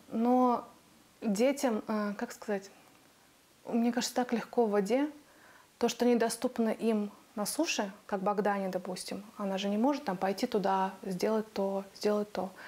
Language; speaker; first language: Russian; native; Russian